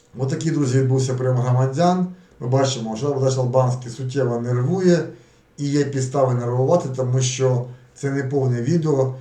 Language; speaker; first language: Ukrainian; native; Ukrainian